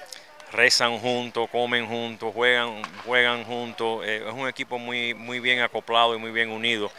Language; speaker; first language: Spanish; early bilingual, other home language; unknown